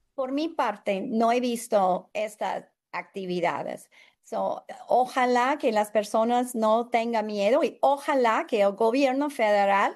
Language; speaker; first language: Spanish; non-native, learner; English